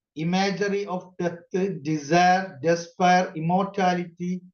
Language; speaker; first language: English; non-native, local second language; Malayalam